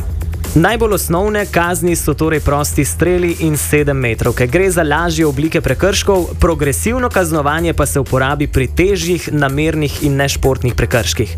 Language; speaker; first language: Slovenian; native; Slovenian